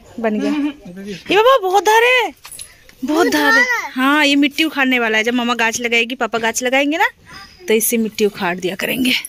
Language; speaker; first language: Hindi; non-native, local second language; Bangla